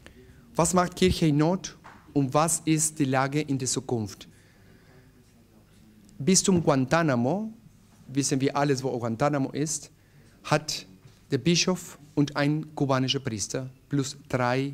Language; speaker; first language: German; non-native, learner; Spanish